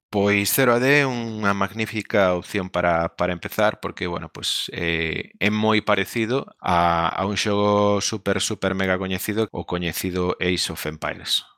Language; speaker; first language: Galician; non-native, local second language; Spanish